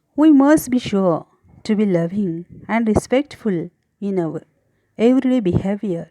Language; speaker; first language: English; non-native, local second language; Marathi